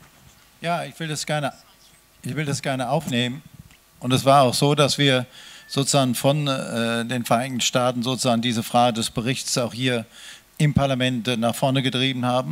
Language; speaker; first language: German; native; German